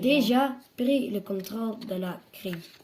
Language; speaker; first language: French; non-native, learner; Dutch